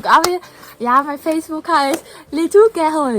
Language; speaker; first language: German; non-native, fluent; Vietnamese